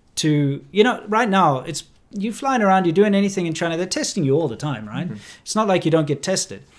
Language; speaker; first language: English; native; English